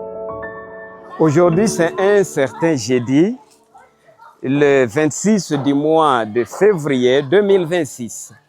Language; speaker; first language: French; non-native, local second language; Swahili